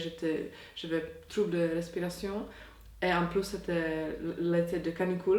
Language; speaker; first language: French; non-native, fluent; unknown